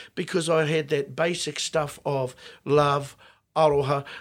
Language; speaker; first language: English; native; English